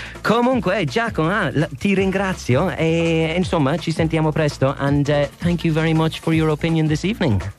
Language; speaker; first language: English; native; English